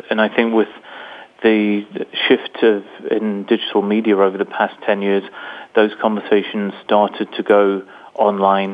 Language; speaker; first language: English; native; English